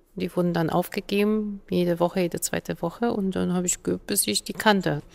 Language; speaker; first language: German; non-native, fluent; Polish